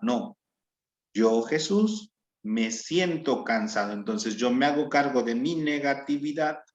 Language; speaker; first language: Spanish; native; Spanish